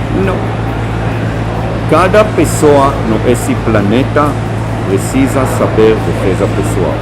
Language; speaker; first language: Portuguese; non-native, fluent; Hebrew